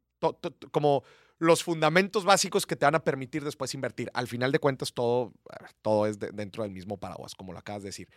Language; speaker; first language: Spanish; native; Spanish